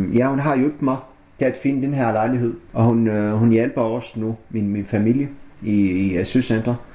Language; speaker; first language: Danish; non-native, learner; Arabic